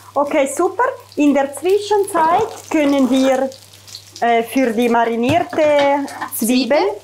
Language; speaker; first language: German; non-native, fluent; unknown